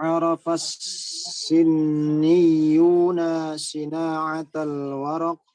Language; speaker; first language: Arabic; non-native, learner; Indonesian